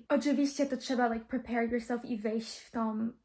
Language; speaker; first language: Polish; early bilingual, heritage; Polish